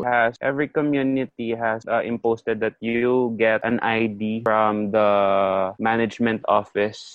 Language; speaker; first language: English; non-native, local second language; Hiligaynon